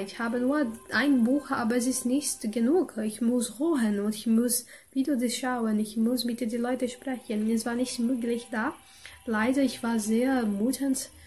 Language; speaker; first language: German; non-native, learner; Portuguese